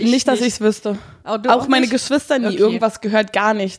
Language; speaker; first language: German; native; German